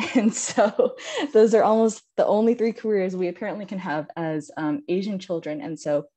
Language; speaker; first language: English; native; English